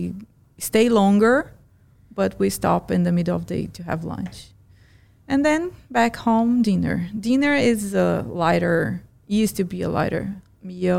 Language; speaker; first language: English; non-native, fluent; Portuguese